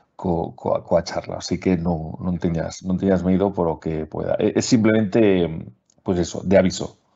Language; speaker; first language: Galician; non-native, local second language; Spanish